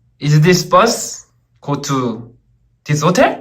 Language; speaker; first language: English; non-native, learner; Korean